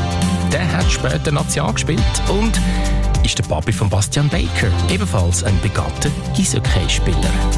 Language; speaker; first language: German; native; German